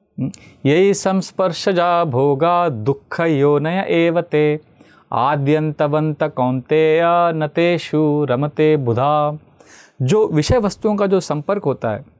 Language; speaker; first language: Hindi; non-native, local second language; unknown